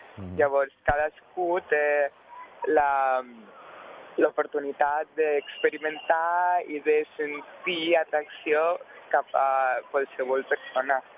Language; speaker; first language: Catalan; non-native, local second language; Spanish